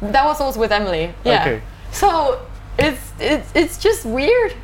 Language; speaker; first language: English; non-native, fluent; Norwegian